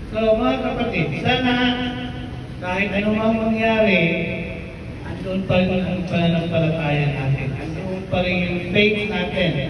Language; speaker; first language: Filipino; non-native, local second language; Waray